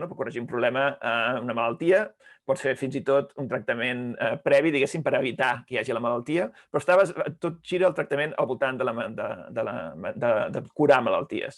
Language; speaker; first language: Catalan; native; Catalan